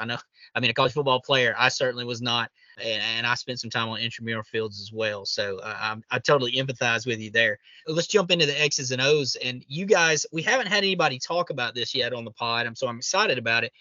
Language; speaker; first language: English; native; English